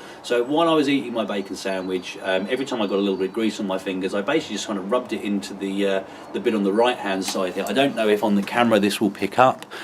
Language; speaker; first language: English; native; English